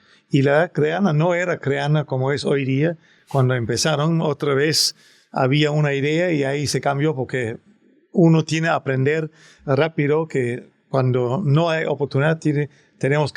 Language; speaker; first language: Spanish; non-native, fluent; Danish